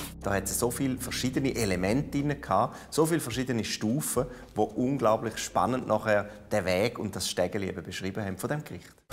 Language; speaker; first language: German; native; German